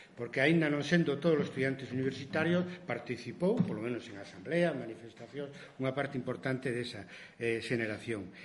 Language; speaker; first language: Galician; non-native, local second language; Spanish